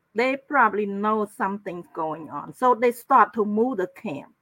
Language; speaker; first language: English; non-native, fluent; Khmer